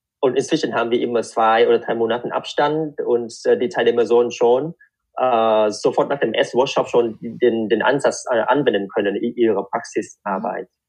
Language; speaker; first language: German; non-native, fluent; Vietnamese